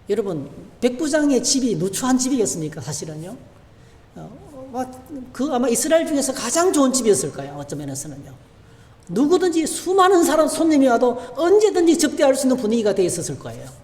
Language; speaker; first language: Korean; native; Korean